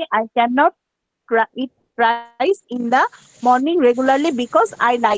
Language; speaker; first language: English; non-native, learner; Bangla